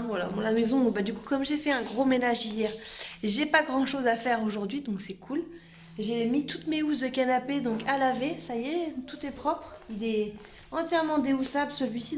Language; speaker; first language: French; native; French